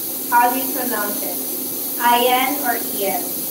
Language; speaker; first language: English; non-native, local second language; Filipino